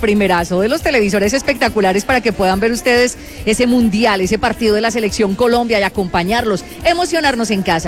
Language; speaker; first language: Spanish; native; Spanish